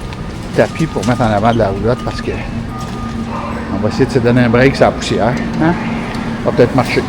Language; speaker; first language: French; native; French